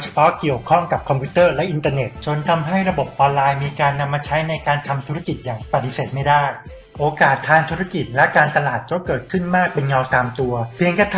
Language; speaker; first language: Thai; native; Thai